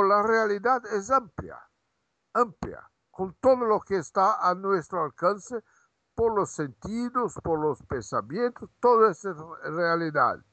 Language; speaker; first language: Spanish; non-native, fluent; Portuguese